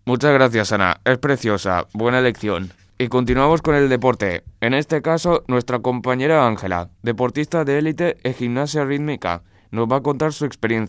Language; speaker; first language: Spanish; native; Spanish